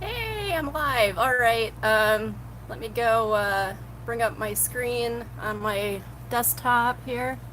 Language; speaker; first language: English; native; English